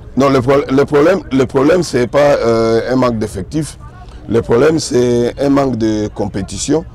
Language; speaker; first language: French; non-native, local second language; Swahili